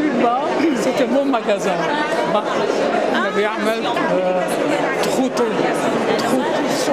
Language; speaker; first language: French; non-native, learner; Armenian